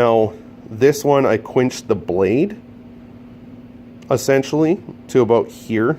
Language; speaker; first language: English; native; English